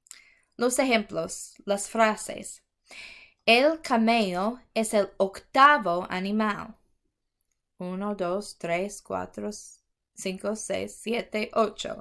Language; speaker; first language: Spanish; non-native, fluent; English